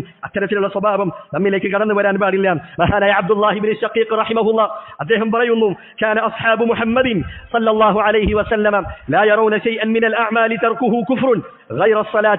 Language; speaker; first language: Malayalam; native; Malayalam